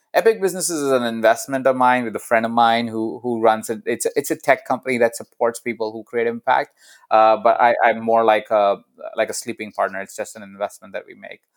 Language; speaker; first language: English; non-native, local second language; Hindi